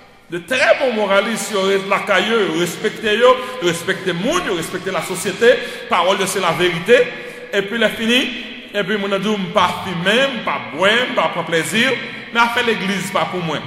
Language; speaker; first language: French; native; French